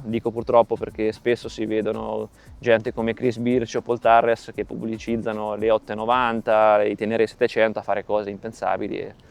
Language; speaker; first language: Italian; native; Italian